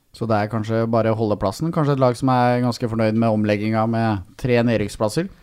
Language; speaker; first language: Norwegian; native; Norwegian